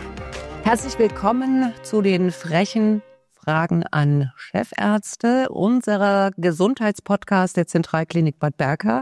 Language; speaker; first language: German; native; German